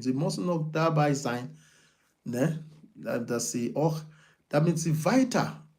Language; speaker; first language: German; non-native, fluent; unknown